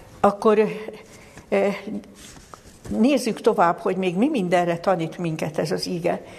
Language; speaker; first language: Hungarian; native; Hungarian